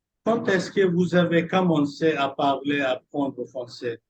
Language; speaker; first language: French; non-native, fluent; Urdu